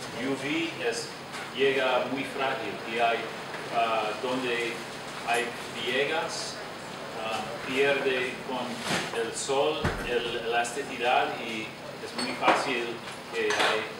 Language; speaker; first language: Spanish; non-native, learner; English